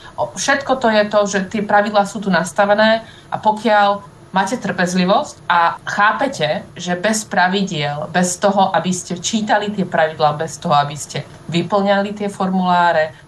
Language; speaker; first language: Slovak; native; Slovak